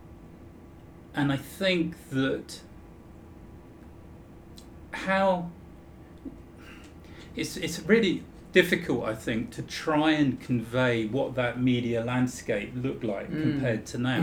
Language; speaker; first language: English; native; English